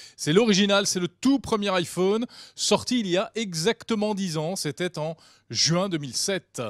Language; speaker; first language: French; native; French